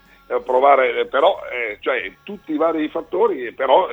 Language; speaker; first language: Italian; native; Italian